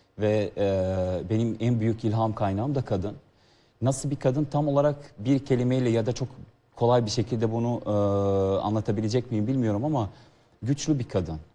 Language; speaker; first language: Turkish; non-native, fluent; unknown